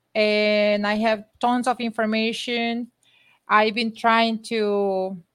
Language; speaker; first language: English; non-native, fluent; Spanish